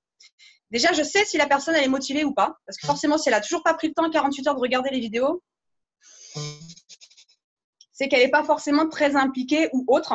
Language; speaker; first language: French; native; French